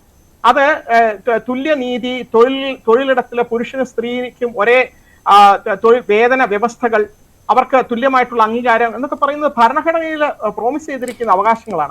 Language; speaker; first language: Malayalam; native; Malayalam